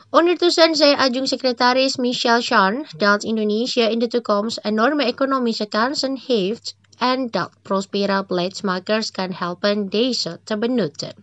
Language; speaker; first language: Dutch; non-native, fluent; Indonesian